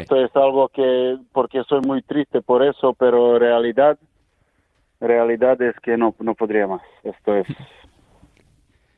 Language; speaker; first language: Spanish; non-native, learner; Serbian